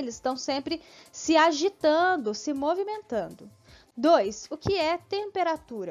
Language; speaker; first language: Portuguese; native; Portuguese